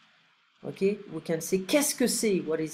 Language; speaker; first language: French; non-native, fluent; English